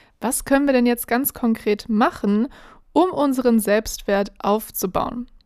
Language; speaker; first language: German; native; German